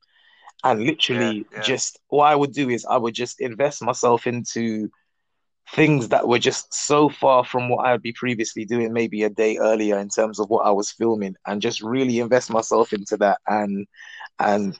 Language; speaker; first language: English; native; English